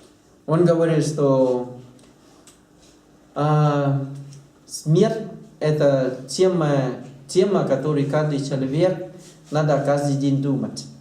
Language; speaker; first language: Russian; non-native, learner; Thai